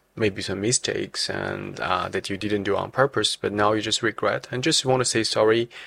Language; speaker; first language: English; non-native, fluent; Chinese